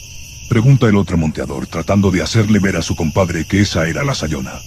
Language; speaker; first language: Spanish; native; Spanish